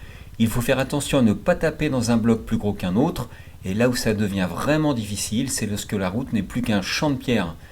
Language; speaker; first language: French; native; French